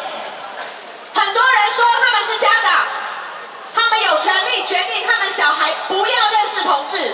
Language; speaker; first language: Chinese; native; Chinese